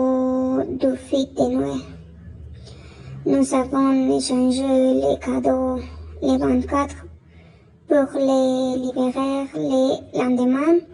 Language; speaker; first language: French; non-native, learner; Spanish